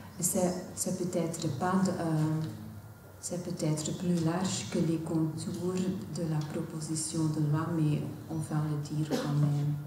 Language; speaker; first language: French; non-native, local second language; Dutch